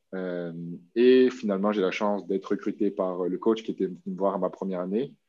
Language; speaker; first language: French; native; French